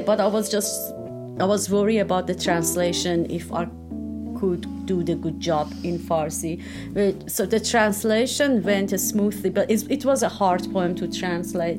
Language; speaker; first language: English; non-native, fluent; Persian